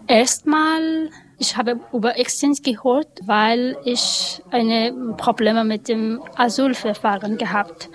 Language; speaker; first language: German; non-native, learner; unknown